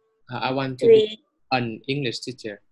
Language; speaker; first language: English; non-native, learner; Vietnamese